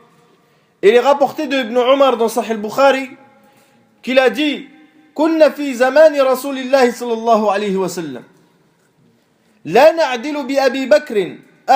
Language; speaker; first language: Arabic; non-native, fluent; French